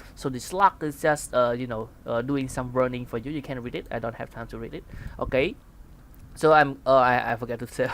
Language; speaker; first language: English; non-native, fluent; Khmer